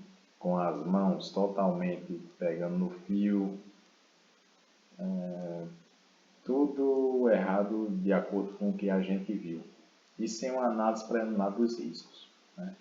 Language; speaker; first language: Portuguese; native; Portuguese